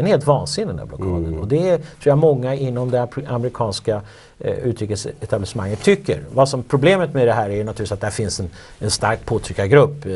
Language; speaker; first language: Swedish; native; Swedish